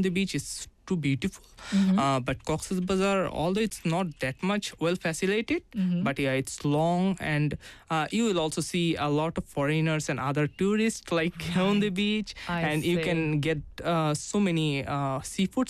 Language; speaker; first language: English; non-native, local second language; Bangla